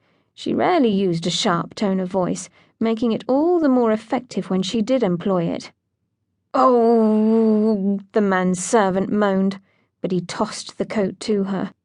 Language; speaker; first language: English; native; English